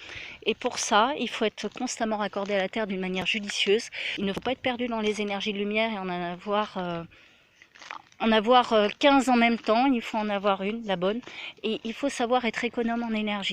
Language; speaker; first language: French; native; French